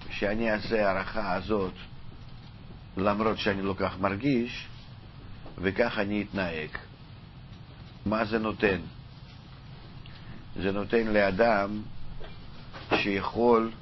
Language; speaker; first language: Hebrew; non-native, fluent; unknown